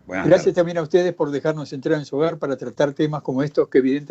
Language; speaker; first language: Spanish; native; Spanish